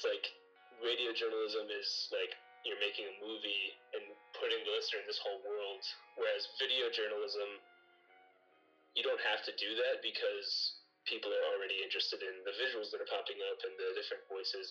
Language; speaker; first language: English; native; English